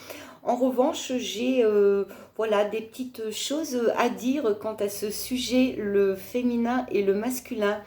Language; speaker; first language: French; native; French